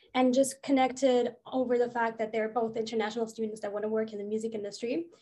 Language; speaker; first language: English; non-native, fluent; German